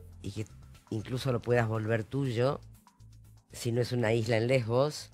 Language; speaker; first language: Spanish; native; Spanish